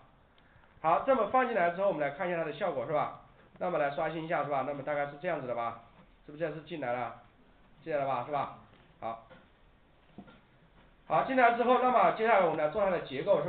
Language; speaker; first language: Chinese; native; Chinese